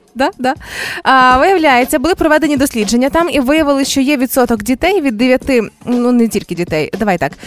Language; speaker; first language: Ukrainian; native; Ukrainian